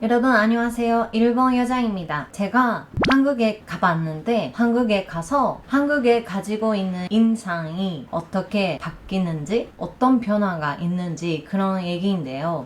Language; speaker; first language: Korean; non-native, learner; Japanese